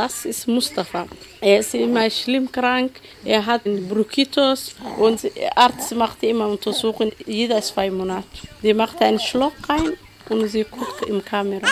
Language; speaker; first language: German; non-native, learner; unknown